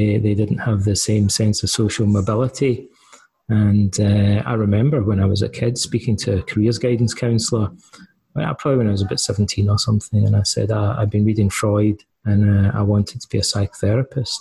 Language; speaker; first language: English; native; English